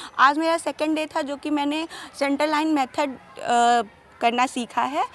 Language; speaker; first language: Hindi; native; Hindi